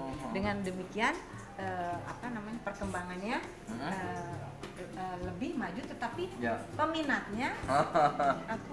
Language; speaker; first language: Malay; non-native, local second language; Sundanese